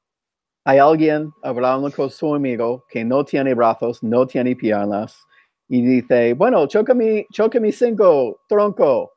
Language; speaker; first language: Spanish; non-native, fluent; English